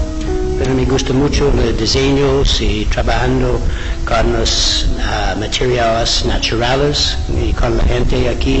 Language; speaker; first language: Spanish; non-native, fluent; English